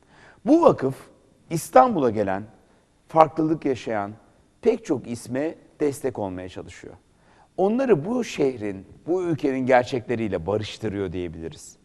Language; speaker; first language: Turkish; native; Turkish